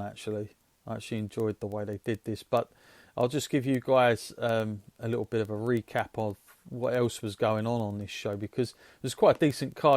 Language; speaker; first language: English; native; English